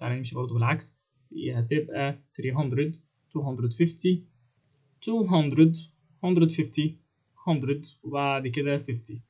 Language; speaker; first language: Arabic; native; Arabic